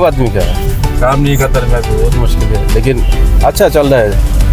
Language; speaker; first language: Hindi; non-native, learner; Bangla